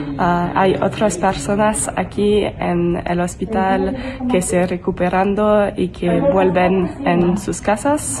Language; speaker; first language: Spanish; non-native, learner; English